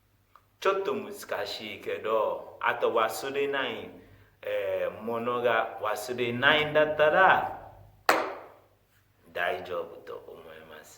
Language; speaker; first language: Japanese; non-native, fluent; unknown